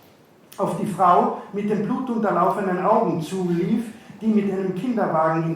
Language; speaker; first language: German; native; German